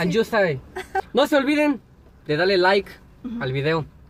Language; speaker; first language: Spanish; native; Spanish